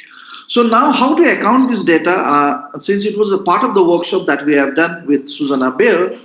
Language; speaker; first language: English; non-native, local second language; Nepali